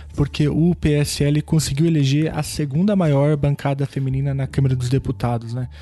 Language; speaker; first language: Portuguese; native; Portuguese